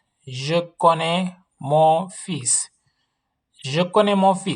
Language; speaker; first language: French; non-native, local second language; Wolof